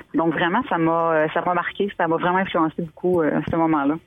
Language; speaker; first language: French; native; French